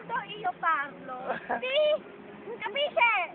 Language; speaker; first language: Italian; non-native, learner; Filipino